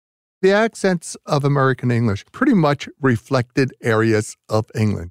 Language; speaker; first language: English; native; English